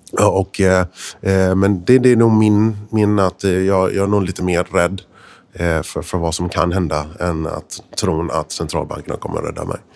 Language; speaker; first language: Swedish; non-native, fluent; English